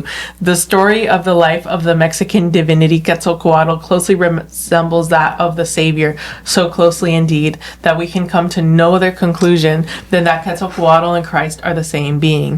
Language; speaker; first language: English; native; English